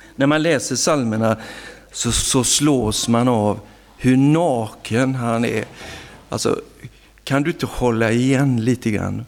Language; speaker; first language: Swedish; native; Swedish